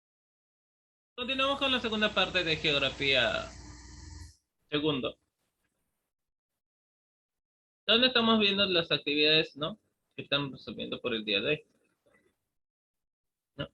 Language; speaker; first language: Spanish; native; Spanish